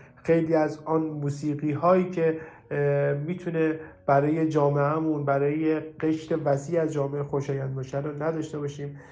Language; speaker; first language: Persian; native; Persian